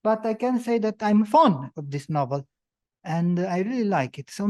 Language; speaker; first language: English; non-native, fluent; Romanian